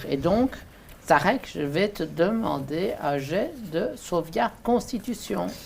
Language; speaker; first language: French; native; French